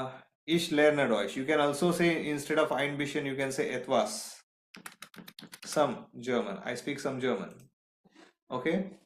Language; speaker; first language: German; non-native, fluent; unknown